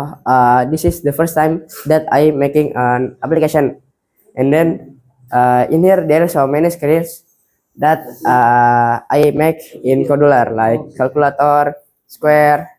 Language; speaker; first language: English; non-native, learner; Indonesian